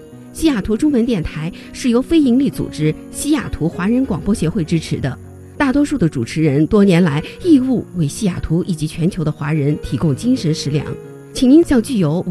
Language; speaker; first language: Chinese; native; Chinese